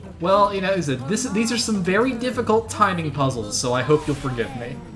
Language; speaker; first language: English; native; English